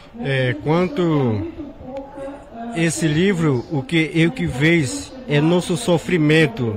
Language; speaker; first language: Portuguese; non-native, local second language; Yanomámi